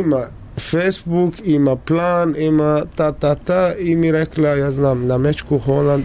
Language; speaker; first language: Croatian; non-native, learner; Arabic